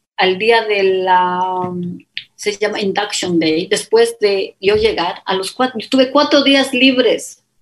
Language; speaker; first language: Spanish; native; Spanish